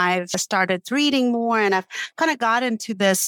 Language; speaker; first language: English; non-native, fluent; Uzbek